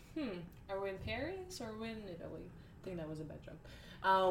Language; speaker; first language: English; non-native, fluent; Russian